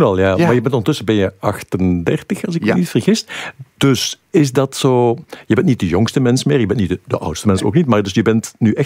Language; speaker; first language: Dutch; native; Dutch